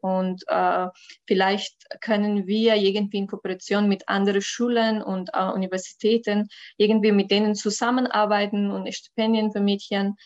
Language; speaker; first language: German; non-native, learner; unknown